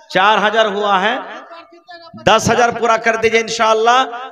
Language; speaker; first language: Hindi; non-native, local second language; Bangla